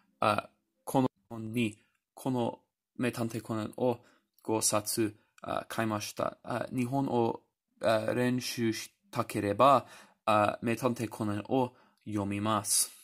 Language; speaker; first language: Japanese; non-native, learner; English